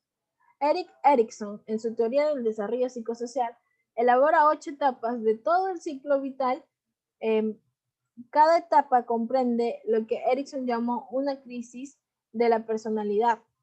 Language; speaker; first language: Spanish; native; Spanish